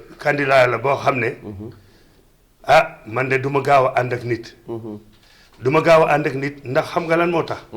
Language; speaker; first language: Wolof; non-native, local second language; Serer